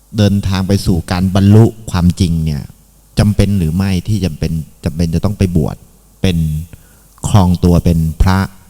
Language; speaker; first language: Thai; native; Thai